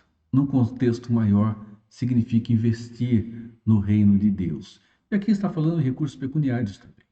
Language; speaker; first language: Portuguese; native; Portuguese